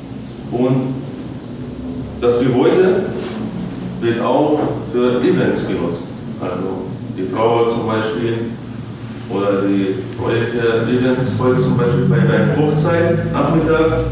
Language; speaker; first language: German; non-native, fluent; Arabic